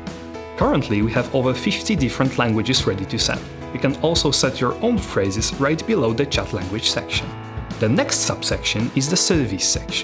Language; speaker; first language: English; non-native, fluent; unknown